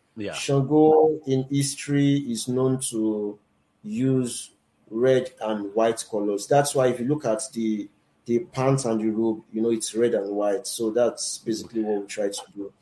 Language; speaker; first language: English; non-native, local second language; Yoruba